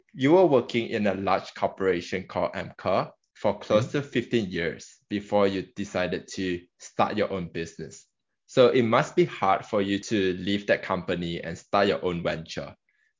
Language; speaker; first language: English; non-native, local second language; Chinese